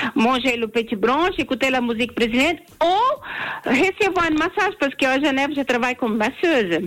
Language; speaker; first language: French; non-native, learner; Portuguese